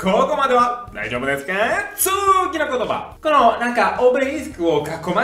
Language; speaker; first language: Japanese; non-native, fluent; Italian